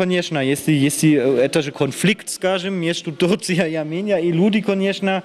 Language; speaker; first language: Russian; non-native, fluent; German